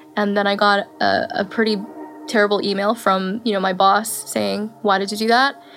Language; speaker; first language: English; native; English